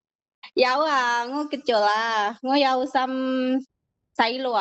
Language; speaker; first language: Cantonese; non-native, learner; Indonesian